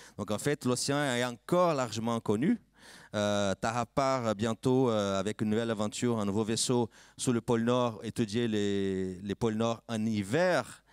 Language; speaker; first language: French; non-native, fluent; Portuguese